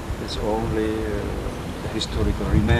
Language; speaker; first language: English; non-native, fluent; Czech